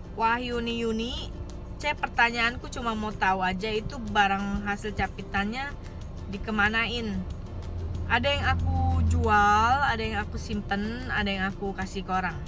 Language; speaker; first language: Indonesian; native; Indonesian